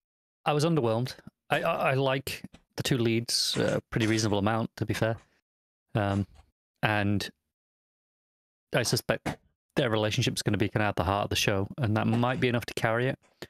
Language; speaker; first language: English; native; English